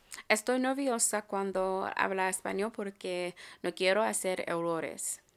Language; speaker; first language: Spanish; non-native, learner; English